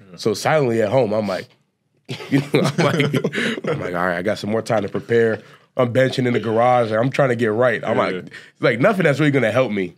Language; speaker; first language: English; native; English